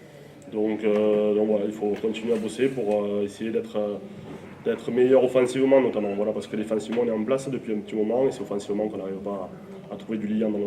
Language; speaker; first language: French; native; French